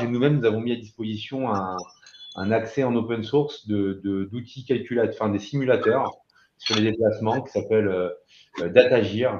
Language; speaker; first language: French; native; French